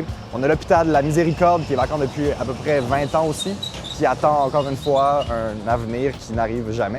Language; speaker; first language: French; native; French